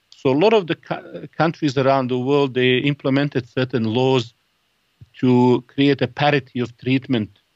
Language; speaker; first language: English; non-native, fluent; Bosnian